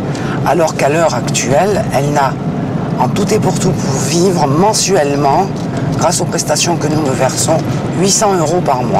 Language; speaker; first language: French; native; French